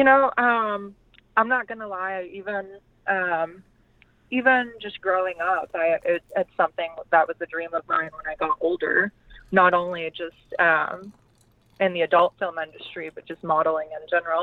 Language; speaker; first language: English; native; English